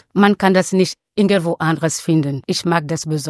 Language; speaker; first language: German; non-native, learner; French